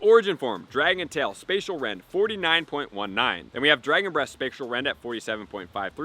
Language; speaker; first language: English; native; English